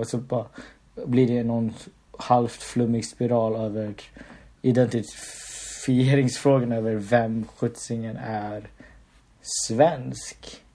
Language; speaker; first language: Swedish; early bilingual, other home language; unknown